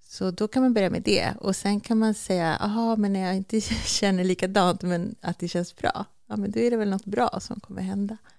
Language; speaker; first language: Swedish; early bilingual, other home language; Spanish